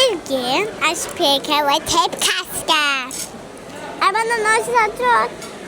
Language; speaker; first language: Lithuanian; early bilingual, heritage; Lithuanian